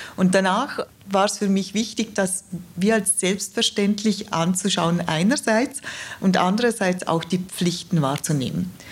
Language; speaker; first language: German; native; German